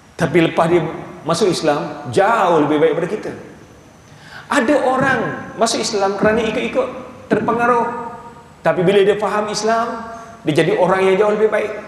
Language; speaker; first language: Malay; native; Malay